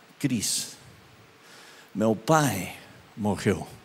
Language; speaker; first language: Portuguese; non-native, learner; English